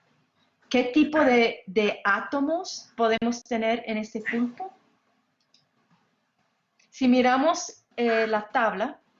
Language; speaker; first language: Spanish; non-native, fluent; English